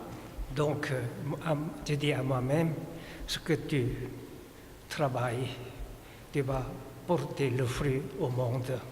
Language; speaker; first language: French; non-native, fluent; Korean